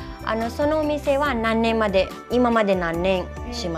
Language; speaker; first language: Japanese; non-native, learner; Hindi